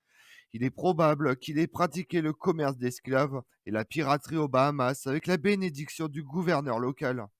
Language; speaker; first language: French; native; French